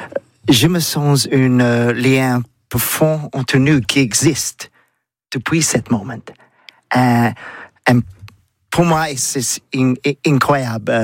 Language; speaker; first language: French; non-native, learner; English